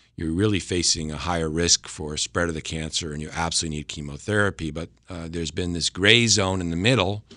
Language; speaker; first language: English; native; English